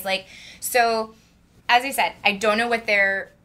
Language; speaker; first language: English; native; English